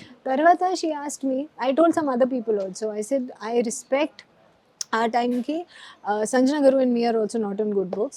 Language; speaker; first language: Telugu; non-native, local second language; Hindi